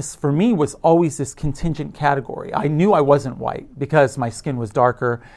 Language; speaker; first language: English; early bilingual, other home language; Arabic